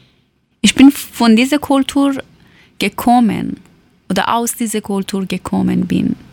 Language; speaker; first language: German; non-native, learner; Persian